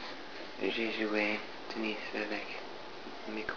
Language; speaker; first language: French; non-native, learner; English